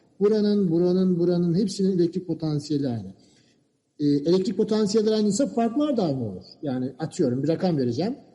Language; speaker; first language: Turkish; native; Turkish